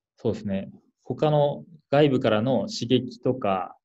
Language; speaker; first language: Japanese; native; Japanese